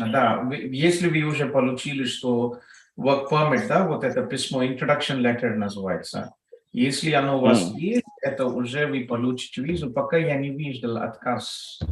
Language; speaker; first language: Russian; non-native, fluent; Telugu